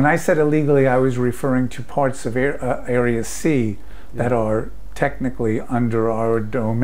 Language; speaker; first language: English; native; English